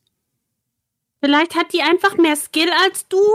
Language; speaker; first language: German; native; German